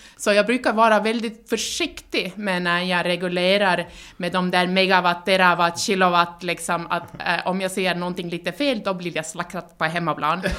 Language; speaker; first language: Norwegian; non-native, fluent; Estonian